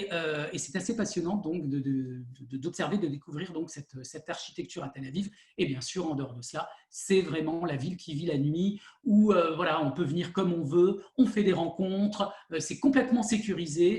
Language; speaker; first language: French; native; French